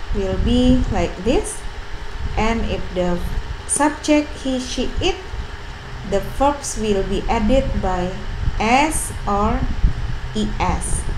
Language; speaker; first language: English; non-native, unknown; Indonesian